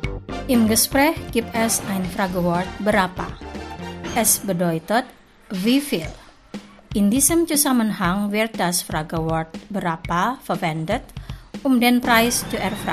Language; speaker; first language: German; non-native, fluent; Indonesian